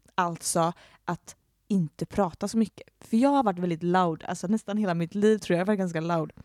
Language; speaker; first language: Swedish; early bilingual, other home language; Arabic